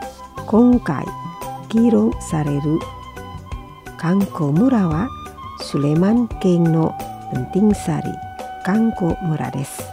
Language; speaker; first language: Japanese; non-native, fluent; Indonesian